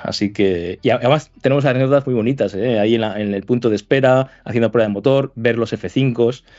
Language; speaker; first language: Spanish; native; Spanish